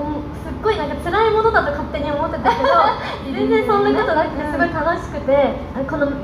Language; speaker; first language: Japanese; native; Japanese